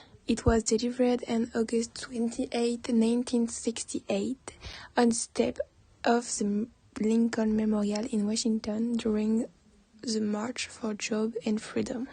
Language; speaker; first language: English; non-native, learner; French